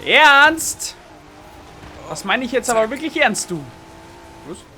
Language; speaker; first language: German; native; German